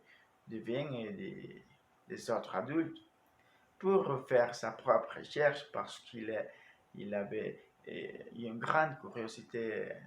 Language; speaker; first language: French; non-native, learner; Spanish